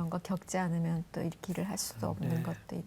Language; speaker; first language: Korean; native; Korean